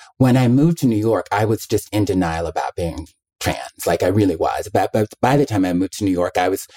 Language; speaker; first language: English; native; English